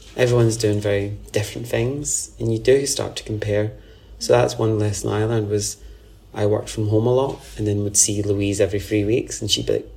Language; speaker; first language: English; native; English